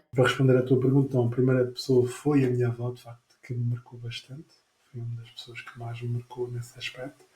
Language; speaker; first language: Portuguese; non-native, fluent; French